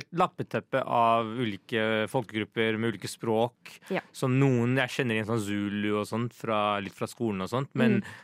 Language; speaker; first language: Norwegian; native; Norwegian